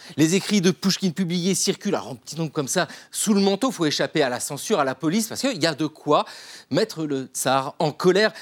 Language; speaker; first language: French; native; French